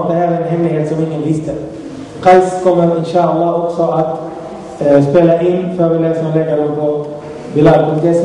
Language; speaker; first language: Swedish; non-native, fluent; Arabic